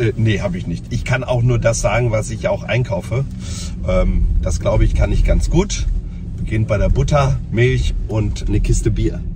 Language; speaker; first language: German; early bilingual, other home language; Polish